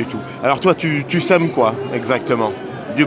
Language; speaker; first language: French; native; French